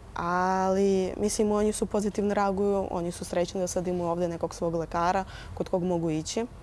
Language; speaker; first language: Serbian; non-native, fluent; Russian